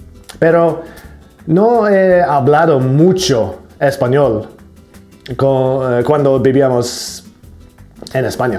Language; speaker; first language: Spanish; non-native, learner; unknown